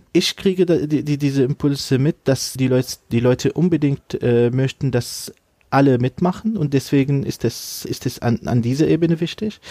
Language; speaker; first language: German; non-native, fluent; Arabic